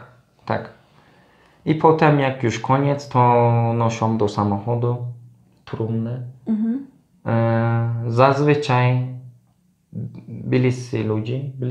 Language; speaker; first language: Polish; non-native, learner; Turkish